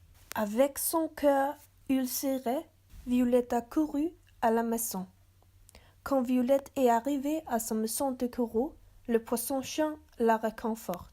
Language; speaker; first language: French; non-native, learner; English